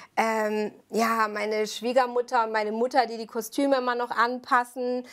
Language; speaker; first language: German; early bilingual, other home language; Italian